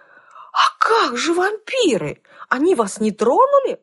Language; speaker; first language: Russian; native; Russian